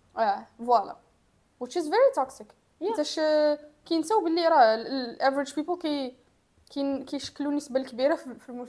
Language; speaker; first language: Arabic; native; Arabic